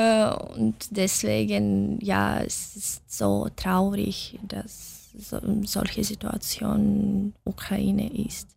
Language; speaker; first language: German; non-native, fluent; Russian